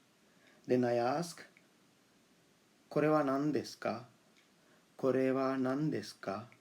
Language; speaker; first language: Japanese; non-native, fluent; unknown